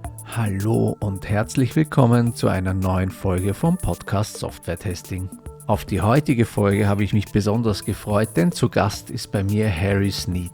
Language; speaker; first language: German; native; German